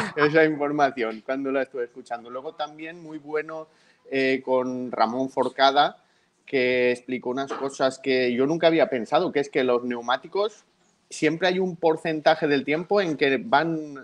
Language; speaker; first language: Spanish; native; Spanish